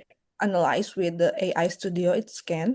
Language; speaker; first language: English; non-native, learner; Indonesian